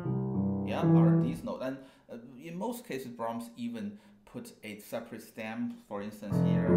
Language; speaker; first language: English; non-native, fluent; Chinese